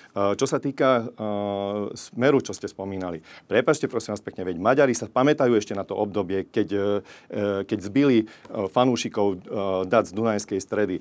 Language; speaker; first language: Slovak; non-native, local second language; Hungarian